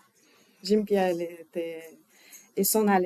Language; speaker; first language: French; non-native, learner; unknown